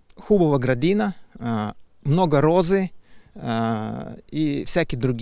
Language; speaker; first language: Bulgarian; non-native, learner; Russian